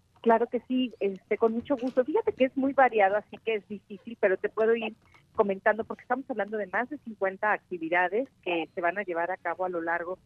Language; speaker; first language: Spanish; native; Spanish